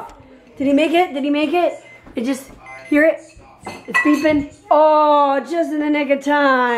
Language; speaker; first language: English; native; English